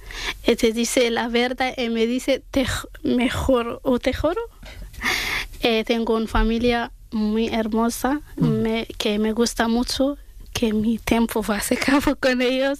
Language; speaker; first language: Spanish; non-native, learner; Arabic